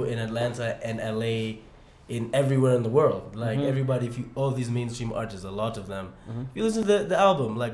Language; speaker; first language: English; non-native, local second language; Ganda